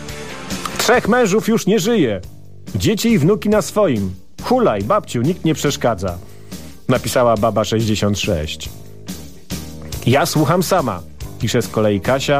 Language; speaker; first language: Polish; native; Polish